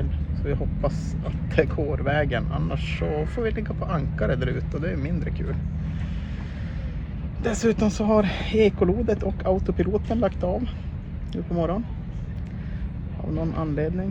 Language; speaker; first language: Swedish; native; Swedish